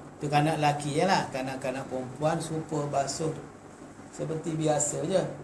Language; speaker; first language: Malay; native; Malay